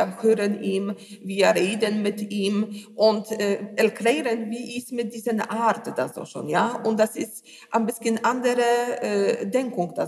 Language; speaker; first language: German; non-native, learner; Polish